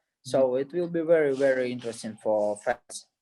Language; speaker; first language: English; non-native, learner; Russian